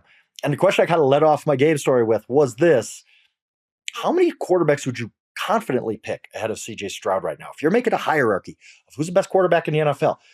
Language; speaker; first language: English; native; English